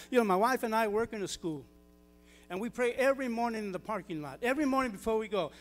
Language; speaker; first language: English; early bilingual, other home language; Spanish